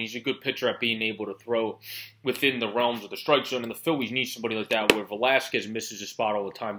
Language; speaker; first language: English; native; English